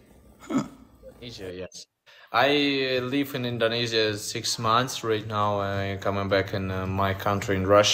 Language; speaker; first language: English; non-native, learner; Russian